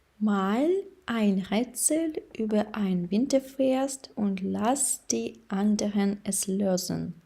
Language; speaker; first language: German; non-native, fluent; Ukrainian